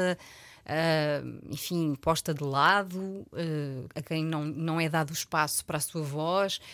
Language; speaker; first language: Portuguese; native; Portuguese